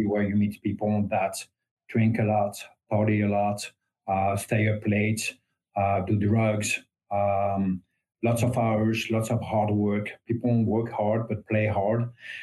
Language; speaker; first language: English; non-native, fluent; French